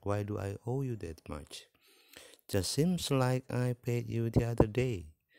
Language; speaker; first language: English; non-native, fluent; Indonesian